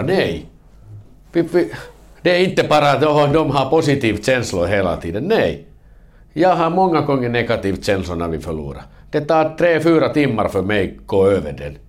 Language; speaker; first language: Swedish; non-native, learner; Finnish